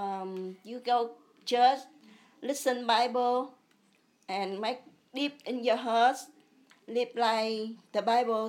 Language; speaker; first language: English; early bilingual, other home language; Vietnamese